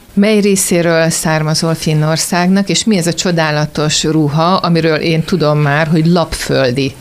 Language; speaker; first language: Hungarian; native; Hungarian